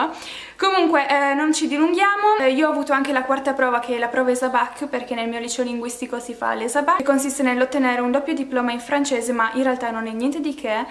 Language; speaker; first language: Italian; native; Italian